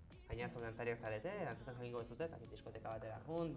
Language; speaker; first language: Basque; native; Basque